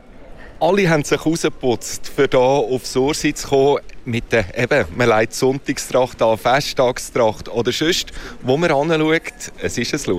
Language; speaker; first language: German; native; German